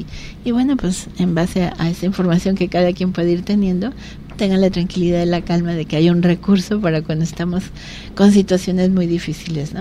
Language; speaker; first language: Spanish; native; Spanish